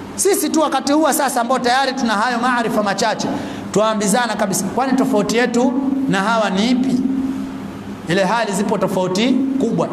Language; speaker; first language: Swahili; native; Swahili